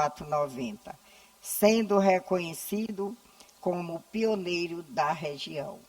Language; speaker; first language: Portuguese; native; Portuguese